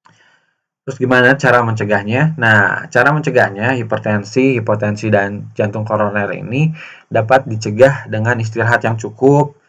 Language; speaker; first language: Indonesian; native; Indonesian